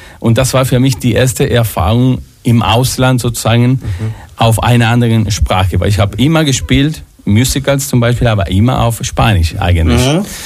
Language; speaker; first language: German; non-native, fluent; Spanish